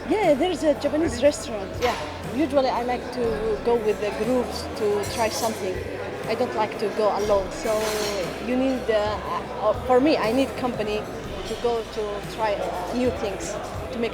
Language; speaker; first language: English; non-native, learner; Arabic